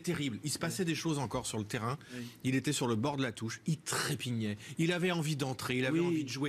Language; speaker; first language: French; native; French